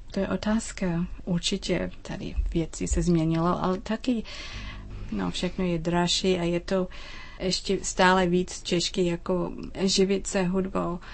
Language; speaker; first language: Czech; non-native, learner; English